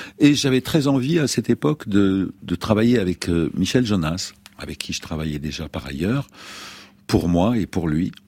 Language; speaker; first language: French; non-native, local second language; Arabic